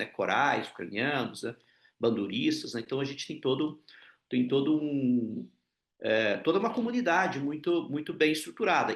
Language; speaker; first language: Portuguese; non-native, local second language; Ukrainian